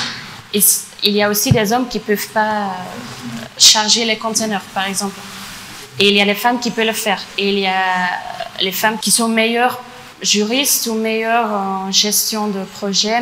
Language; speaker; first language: French; non-native, fluent; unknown